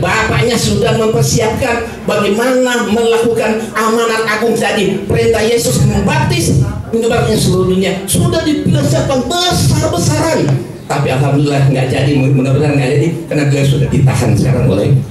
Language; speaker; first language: Indonesian; native; Indonesian